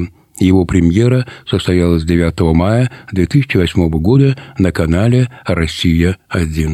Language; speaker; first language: Russian; native; Russian